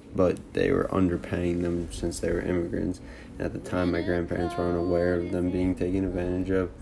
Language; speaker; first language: English; early bilingual, other home language; Italian